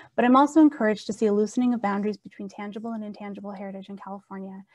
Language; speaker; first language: English; native; English